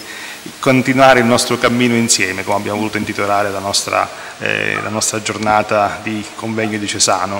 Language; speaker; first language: Italian; native; Italian